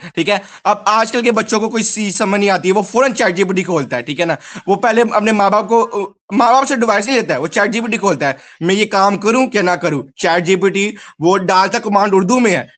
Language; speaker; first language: Urdu; non-native, local second language; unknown